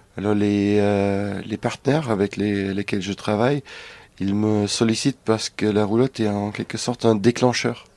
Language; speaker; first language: French; non-native, fluent; German